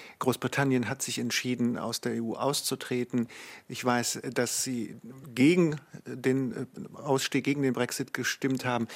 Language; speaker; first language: German; native; German